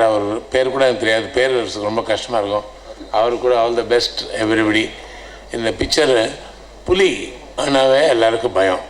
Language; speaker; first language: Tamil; non-native, learner; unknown